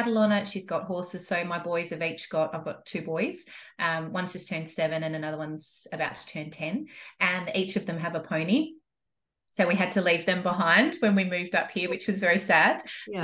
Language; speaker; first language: English; native; English